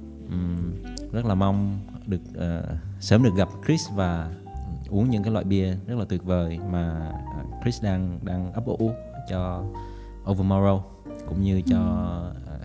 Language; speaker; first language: Vietnamese; native; Vietnamese